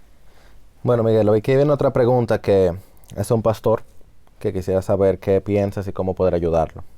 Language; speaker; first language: Spanish; native; Spanish